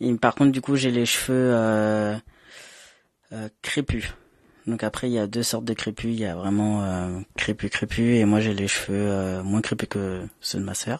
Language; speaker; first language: French; native; French